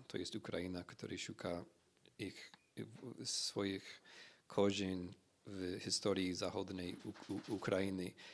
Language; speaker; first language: Polish; non-native, fluent; English